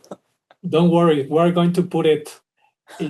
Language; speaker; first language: English; non-native, learner; Spanish